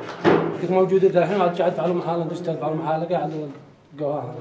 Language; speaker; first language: Arabic; native; Arabic